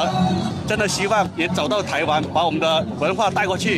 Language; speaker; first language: Chinese; native; Chinese